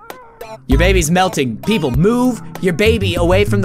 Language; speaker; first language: English; native; English